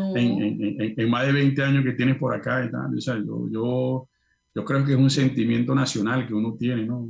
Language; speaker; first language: Spanish; native; Spanish